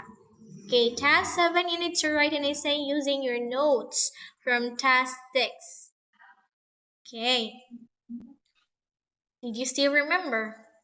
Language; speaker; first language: English; non-native, fluent; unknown